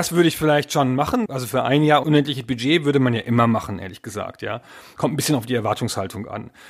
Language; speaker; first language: German; native; German